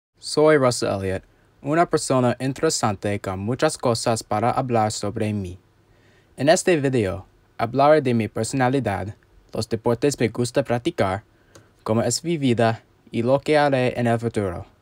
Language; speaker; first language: Spanish; non-native, learner; English